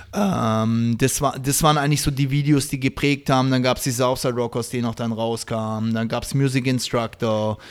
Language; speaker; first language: German; native; German